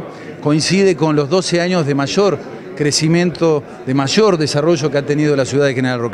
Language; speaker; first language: Spanish; native; Spanish